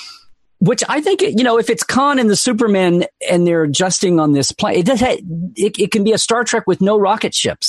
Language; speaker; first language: English; native; English